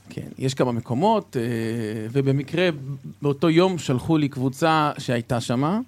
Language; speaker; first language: Hebrew; native; Hebrew